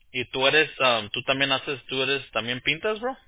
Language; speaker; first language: Spanish; early bilingual, heritage; Spanish